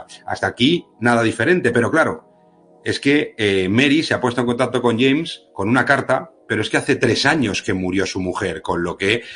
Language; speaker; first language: Spanish; native; Spanish